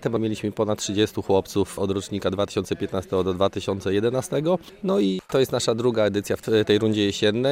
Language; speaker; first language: Polish; native; Polish